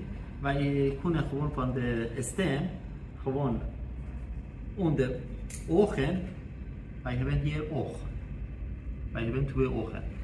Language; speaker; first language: Dutch; non-native, learner; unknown